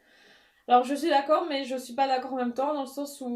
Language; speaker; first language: French; native; French